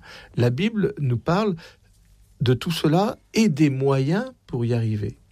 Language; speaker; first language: French; native; French